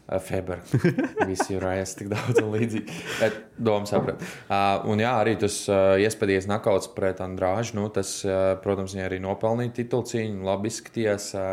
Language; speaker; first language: Latvian; native; Latvian